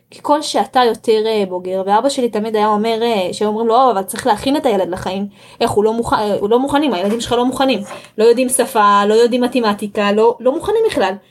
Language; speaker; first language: Hebrew; early bilingual, other home language; Russian